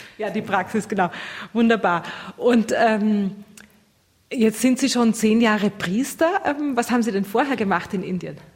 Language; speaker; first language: German; native; German